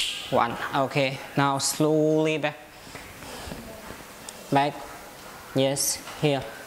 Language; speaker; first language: English; non-native, local second language; Hindi